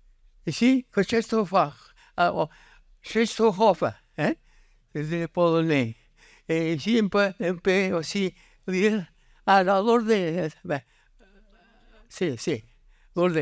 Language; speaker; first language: French; non-native, learner; Catalan